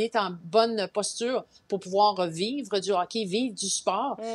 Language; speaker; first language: French; native; French